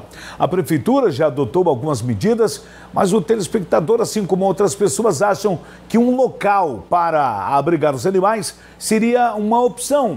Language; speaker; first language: Portuguese; native; Portuguese